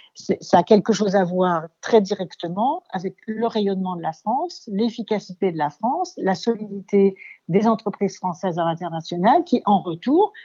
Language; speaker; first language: French; native; French